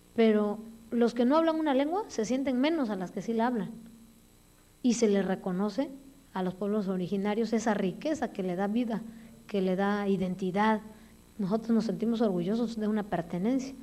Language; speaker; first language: Spanish; native; Spanish